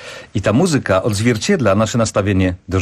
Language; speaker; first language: Polish; native; Polish